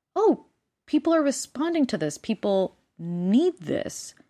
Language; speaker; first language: English; non-native, fluent; Spanish